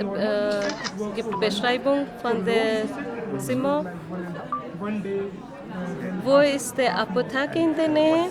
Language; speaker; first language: German; non-native, learner; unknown